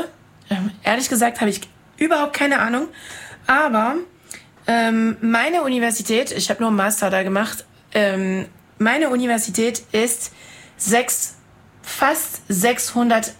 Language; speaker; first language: German; non-native, fluent; French